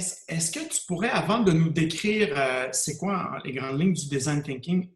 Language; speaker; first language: French; native; French